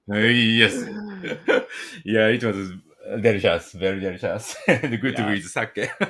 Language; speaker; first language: English; non-native, learner; Japanese